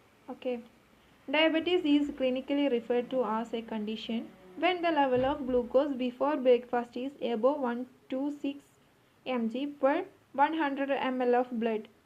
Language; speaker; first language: English; non-native, local second language; Malayalam